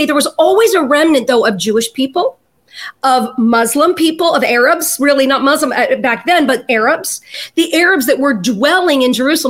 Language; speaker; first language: English; native; English